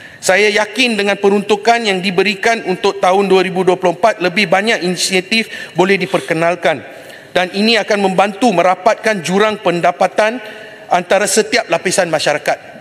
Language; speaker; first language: Malay; non-native, local second language; Tamil